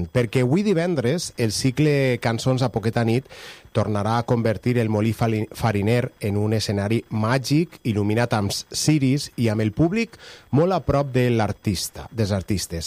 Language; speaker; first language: Catalan; native; Catalan